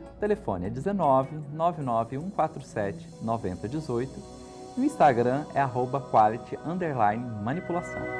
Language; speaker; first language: Portuguese; native; Portuguese